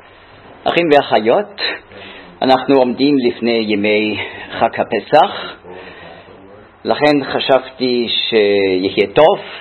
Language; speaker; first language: Hebrew; non-native, fluent; German